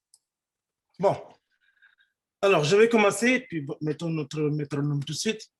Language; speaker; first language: French; non-native, local second language; Fula